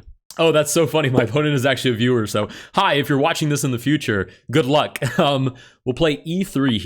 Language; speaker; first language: English; native; English